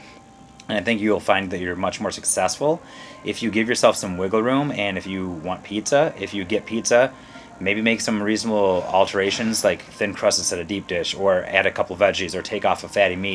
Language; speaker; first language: English; native; English